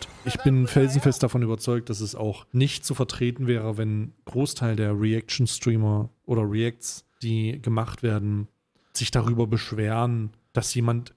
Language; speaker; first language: German; native; German